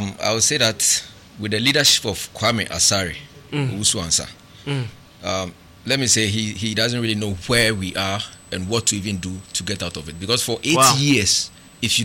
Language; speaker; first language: English; non-native, local second language; Akan